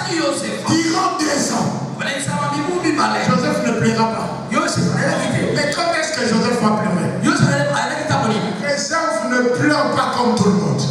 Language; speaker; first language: French; non-native, local second language; Lingala